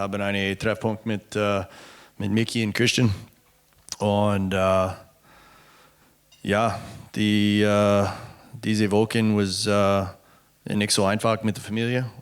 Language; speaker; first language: German; non-native, learner; English